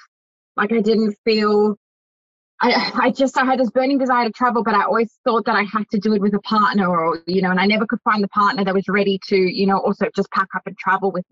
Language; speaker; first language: English; native; English